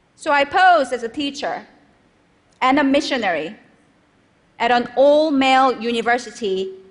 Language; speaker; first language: English; non-native, fluent; Korean